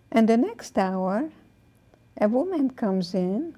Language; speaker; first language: English; non-native, fluent; Hungarian